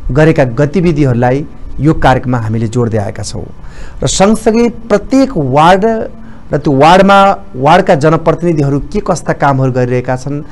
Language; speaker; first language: Nepali; native; Nepali